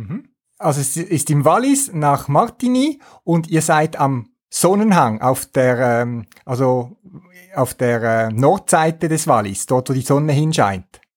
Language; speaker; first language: German; native; German